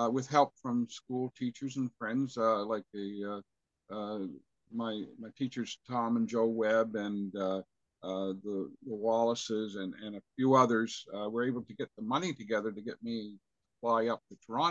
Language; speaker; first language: English; native; English